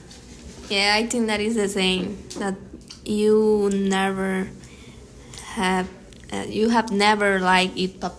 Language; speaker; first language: English; non-native, learner; Spanish